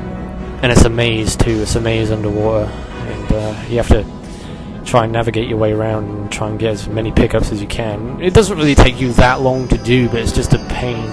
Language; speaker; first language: English; native; English